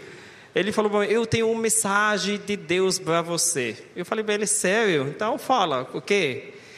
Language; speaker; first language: Portuguese; non-native, learner; Arabic